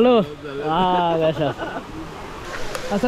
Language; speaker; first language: Spanish; non-native, learner; Korean